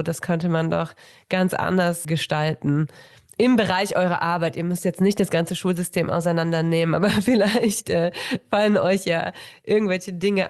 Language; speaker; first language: German; native; German